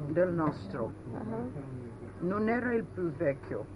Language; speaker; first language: Italian; early bilingual, heritage; Italian